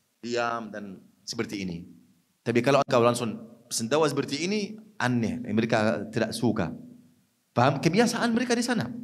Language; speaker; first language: Malay; non-native, fluent; Arabic